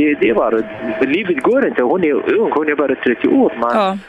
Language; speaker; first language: Swedish; non-native, fluent; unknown